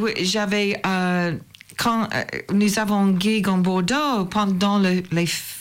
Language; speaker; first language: French; non-native, learner; English